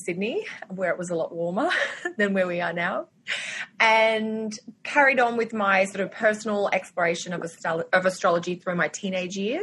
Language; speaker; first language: English; native; English